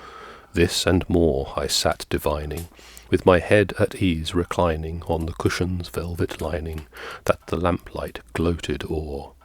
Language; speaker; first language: English; native; English